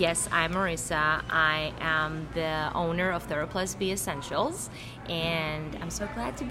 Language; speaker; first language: English; non-native, fluent; Greek